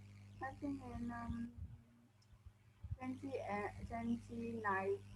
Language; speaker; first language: English; non-native, learner; Vietnamese